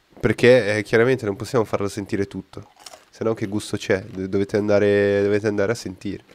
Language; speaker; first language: Italian; non-native, fluent; Portuguese